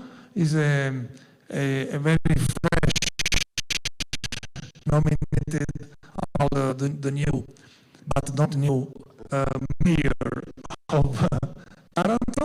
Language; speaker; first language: English; non-native, learner; Italian